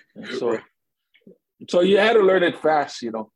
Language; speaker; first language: English; native; English